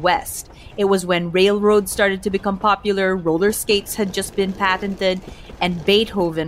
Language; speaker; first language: English; non-native, local second language; Filipino